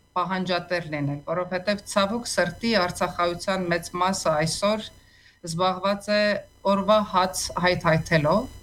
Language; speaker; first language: Armenian; native; Armenian